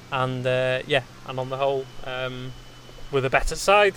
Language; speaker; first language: English; native; English